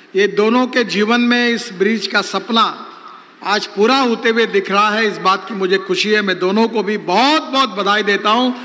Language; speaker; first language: Hindi; non-native, local second language; Marathi